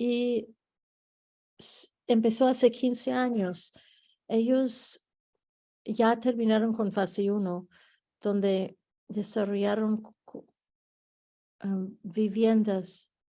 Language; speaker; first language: Spanish; early bilingual, heritage; Spanish